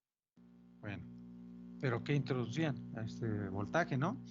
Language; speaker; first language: Spanish; native; Spanish